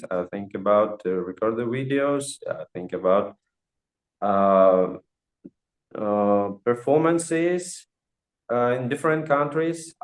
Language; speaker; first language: English; non-native, fluent; Russian